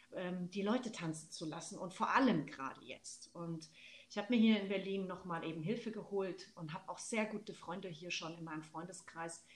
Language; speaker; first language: German; native; German